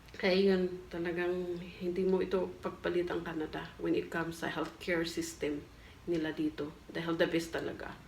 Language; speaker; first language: Filipino; non-native, local second language; Cebuano